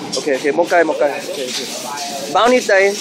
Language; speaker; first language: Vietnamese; early bilingual, heritage; Vietnamese